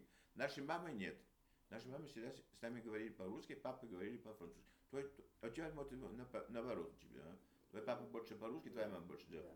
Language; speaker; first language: Russian; early bilingual, heritage; Russian